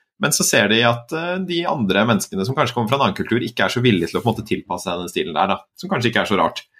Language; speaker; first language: Norwegian; native; Norwegian